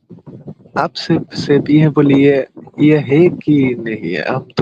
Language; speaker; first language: Hindi; non-native, learner; Bangla